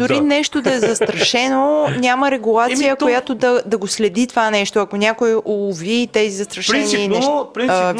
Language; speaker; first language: Bulgarian; native; Bulgarian